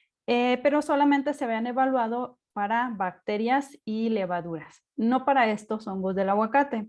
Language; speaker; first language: Spanish; native; Spanish